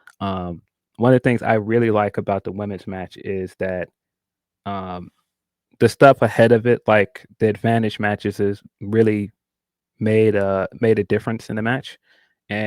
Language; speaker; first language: English; native; English